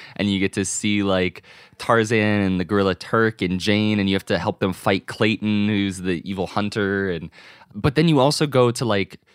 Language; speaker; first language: English; native; English